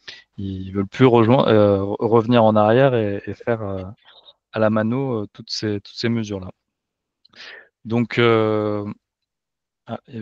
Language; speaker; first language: French; native; French